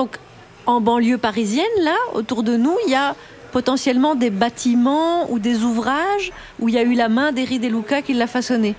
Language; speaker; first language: French; native; French